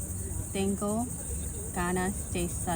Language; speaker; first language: Spanish; non-native, learner; Lao